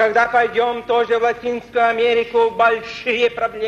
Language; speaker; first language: Russian; non-native, fluent; Polish